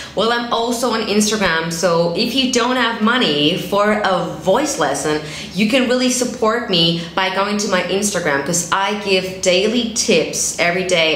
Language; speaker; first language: English; non-native, fluent; German